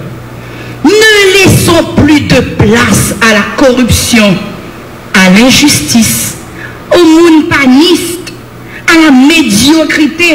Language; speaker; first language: French; non-native, local second language; Haitian Creole